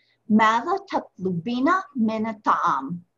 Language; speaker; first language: Arabic; non-native, fluent; English